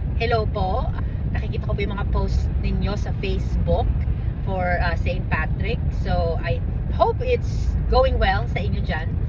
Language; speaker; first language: Filipino; native; Filipino